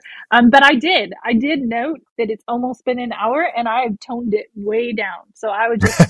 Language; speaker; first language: English; native; English